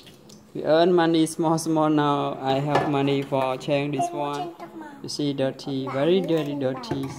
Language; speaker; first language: English; non-native, learner; Khmer